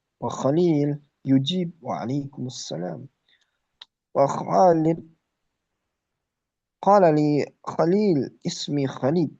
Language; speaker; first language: Arabic; non-native, learner; Indonesian